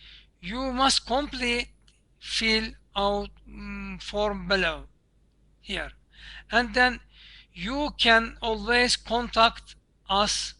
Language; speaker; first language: English; non-native, learner; Turkish